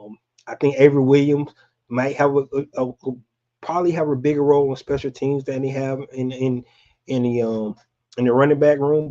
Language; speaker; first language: English; native; English